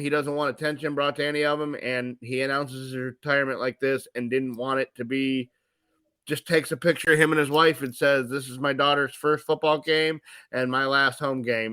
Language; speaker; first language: English; native; English